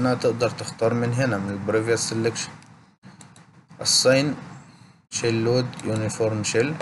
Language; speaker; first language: Arabic; native; Arabic